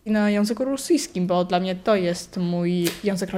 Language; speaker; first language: Polish; non-native, local second language; Russian